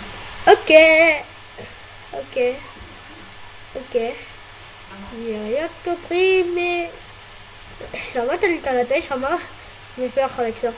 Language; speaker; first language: French; native; French